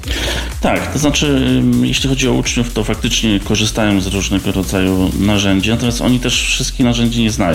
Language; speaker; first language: Polish; native; Polish